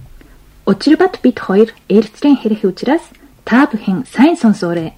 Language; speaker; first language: Mongolian; non-native, fluent; Japanese